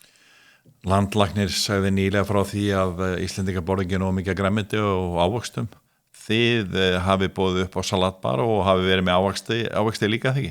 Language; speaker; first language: Icelandic; native; Icelandic